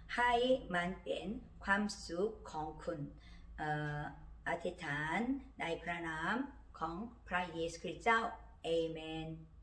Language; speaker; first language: Thai; non-native, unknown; Korean